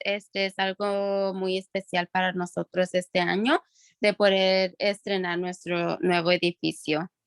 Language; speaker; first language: Spanish; early bilingual, other home language; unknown